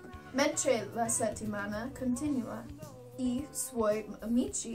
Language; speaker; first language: Italian; non-native, learner; English